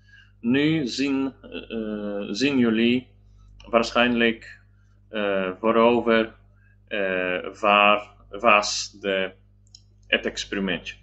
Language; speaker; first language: Dutch; non-native, learner; Polish